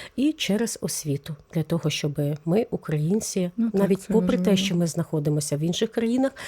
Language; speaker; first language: Ukrainian; native; Ukrainian